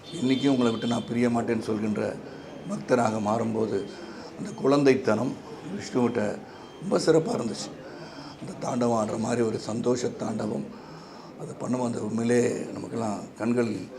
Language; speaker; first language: Tamil; native; Tamil